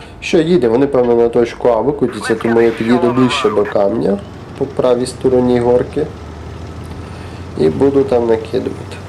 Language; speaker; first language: Ukrainian; native; Ukrainian